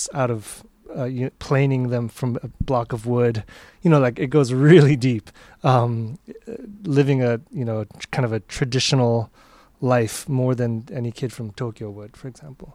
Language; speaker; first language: English; native; English